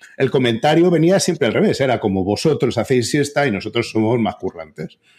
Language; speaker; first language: Spanish; native; Spanish